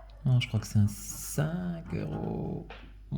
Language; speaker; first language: French; native; French